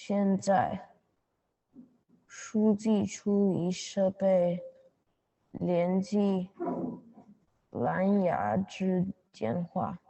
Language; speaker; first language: Chinese; non-native, learner; English